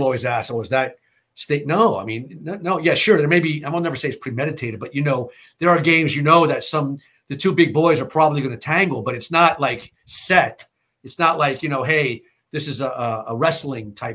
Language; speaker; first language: English; native; English